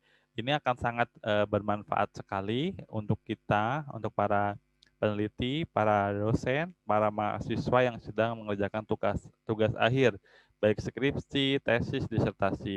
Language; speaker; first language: Indonesian; native; Indonesian